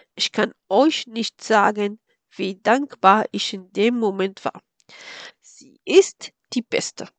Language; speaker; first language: German; non-native, fluent; Arabic